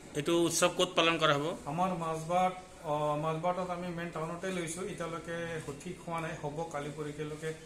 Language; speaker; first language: Assamese; non-native, local second language; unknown